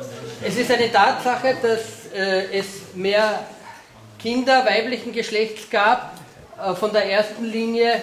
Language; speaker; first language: German; non-native, fluent; Slovenian